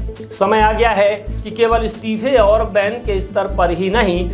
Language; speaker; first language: Hindi; native; Hindi